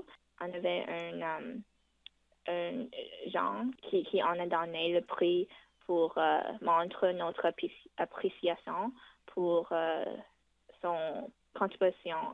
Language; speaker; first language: French; non-native, fluent; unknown